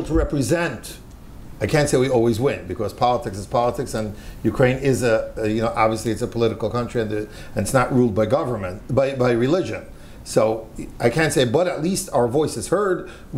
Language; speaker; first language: English; native; English